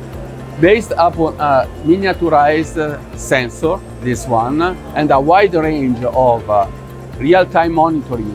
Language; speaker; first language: English; non-native, fluent; Italian